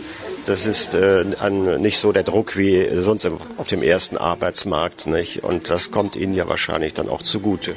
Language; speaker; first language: German; native; German